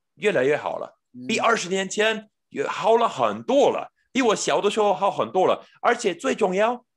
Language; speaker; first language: Chinese; non-native, fluent; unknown